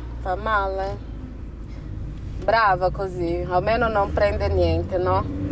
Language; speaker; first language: Italian; non-native, learner; Portuguese